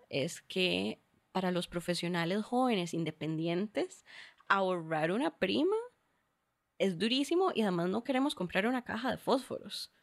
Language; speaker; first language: Spanish; native; Spanish